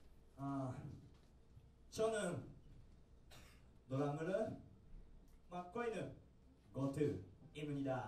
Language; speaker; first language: Korean; non-native, learner; Japanese